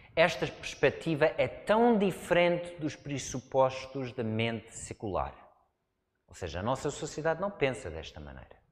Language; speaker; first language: Portuguese; non-native, fluent; English